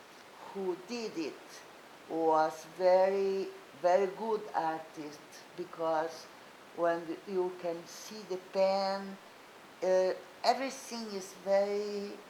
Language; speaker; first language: English; non-native, learner; Portuguese